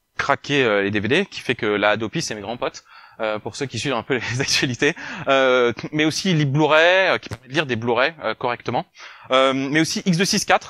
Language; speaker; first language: French; native; French